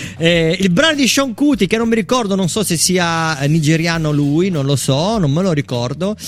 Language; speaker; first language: Italian; native; Italian